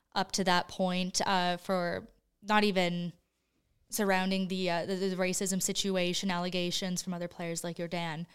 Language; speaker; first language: English; native; English